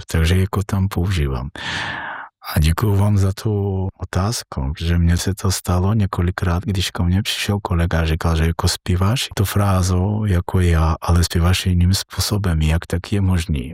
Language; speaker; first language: Czech; non-native, fluent; Georgian